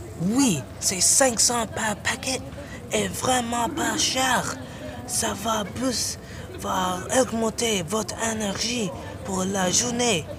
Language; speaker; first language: French; non-native, learner; English